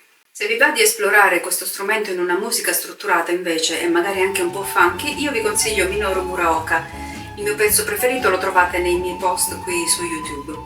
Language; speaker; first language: Italian; native; Italian